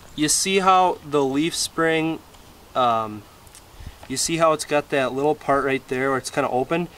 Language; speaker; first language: English; native; English